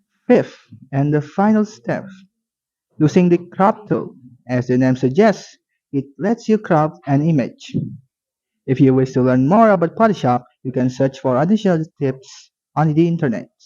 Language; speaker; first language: English; non-native, learner; Indonesian